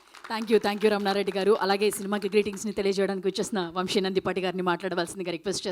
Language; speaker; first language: Telugu; native; Telugu